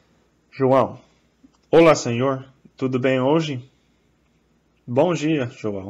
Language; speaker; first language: Portuguese; non-native, fluent; English